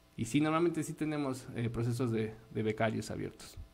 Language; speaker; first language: Spanish; native; Spanish